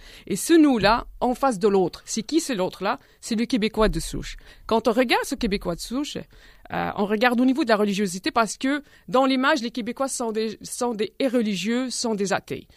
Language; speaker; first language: French; non-native, local second language; Arabic